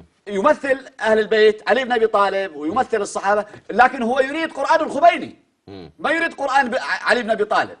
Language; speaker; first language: Arabic; native; Arabic